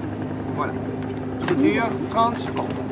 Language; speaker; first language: French; non-native, learner; Dutch